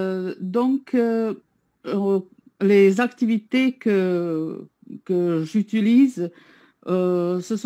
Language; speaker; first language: French; non-native, fluent; Serbian